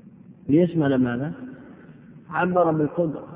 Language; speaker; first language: Arabic; native; Arabic